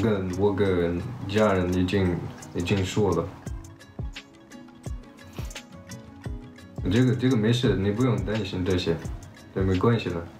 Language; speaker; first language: Chinese; early bilingual, heritage; Chinese